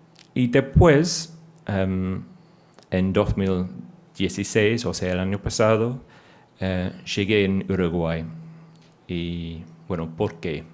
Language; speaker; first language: Spanish; non-native, fluent; English